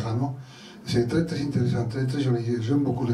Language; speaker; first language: French; non-native, learner; Spanish